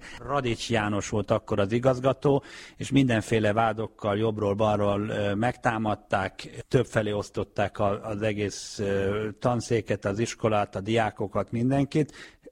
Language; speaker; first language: Hungarian; early bilingual, heritage; Hungarian